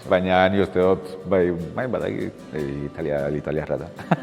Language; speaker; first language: Basque; non-native, learner; Italian